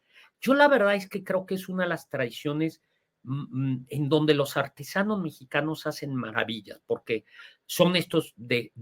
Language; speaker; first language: Spanish; native; Spanish